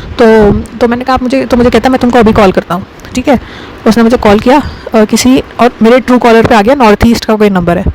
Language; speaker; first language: Hindi; native; Hindi